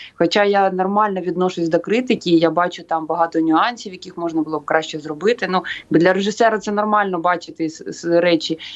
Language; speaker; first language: Ukrainian; native; Ukrainian